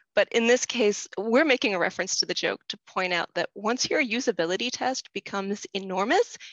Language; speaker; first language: English; native; English